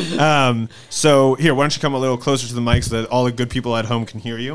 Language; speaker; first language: English; native; English